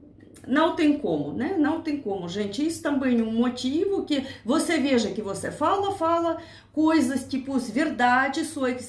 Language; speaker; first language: Portuguese; non-native, learner; Russian